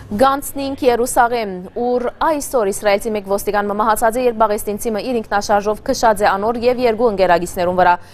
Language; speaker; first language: Armenian; early bilingual, heritage; Armenian